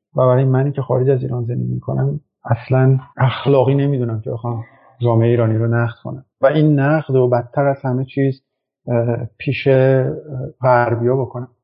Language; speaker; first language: Persian; native; Persian